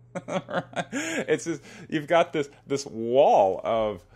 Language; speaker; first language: English; native; English